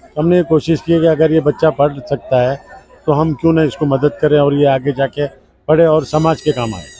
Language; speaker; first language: Hindi; non-native, local second language; Gujarati